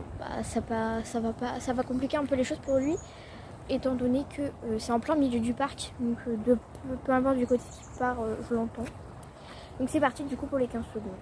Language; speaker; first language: French; native; French